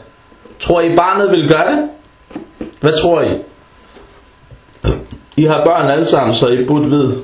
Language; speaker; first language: Danish; early bilingual, other home language; Arabic